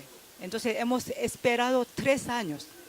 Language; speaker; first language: Spanish; non-native, fluent; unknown